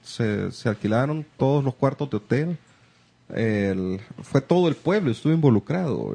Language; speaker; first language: Spanish; native; Spanish